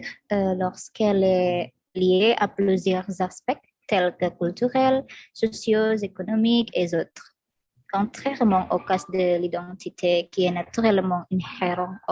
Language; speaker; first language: French; non-native, fluent; Indonesian